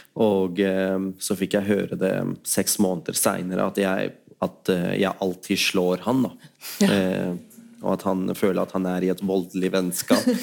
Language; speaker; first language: Norwegian; early bilingual, other home language; Urdu